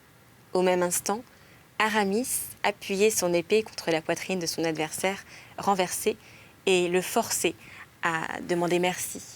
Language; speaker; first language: French; native; French